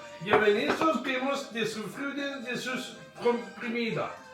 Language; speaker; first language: Spanish; non-native, learner; French